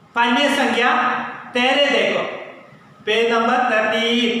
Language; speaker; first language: Hindi; non-native, local second language; Malayalam